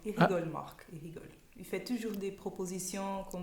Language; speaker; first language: French; non-native, fluent; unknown